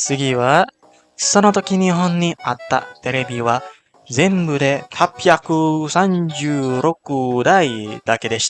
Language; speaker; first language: Japanese; non-native, learner; Indonesian